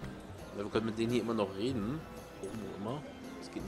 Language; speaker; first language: German; native; German